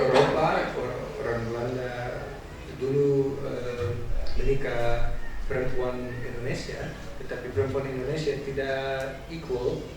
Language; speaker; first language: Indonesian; non-native, learner; Dutch